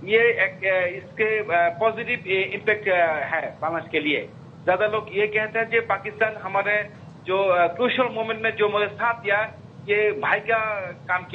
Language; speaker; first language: Hindi; non-native, learner; Bangla